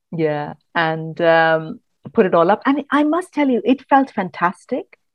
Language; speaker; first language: English; non-native, local second language; Malayalam